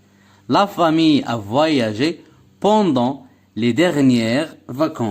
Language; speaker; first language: French; non-native, local second language; Arabic